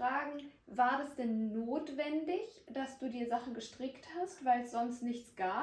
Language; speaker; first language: German; native; German